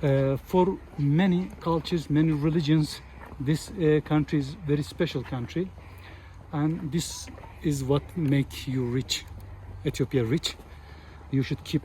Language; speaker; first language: English; non-native, fluent; Turkish